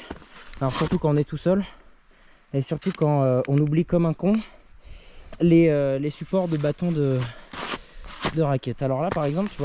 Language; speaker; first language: French; native; French